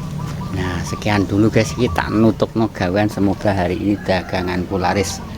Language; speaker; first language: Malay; non-native, local second language; Javanese